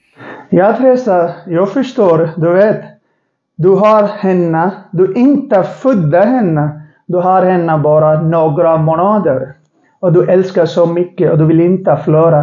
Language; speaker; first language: Swedish; non-native, learner; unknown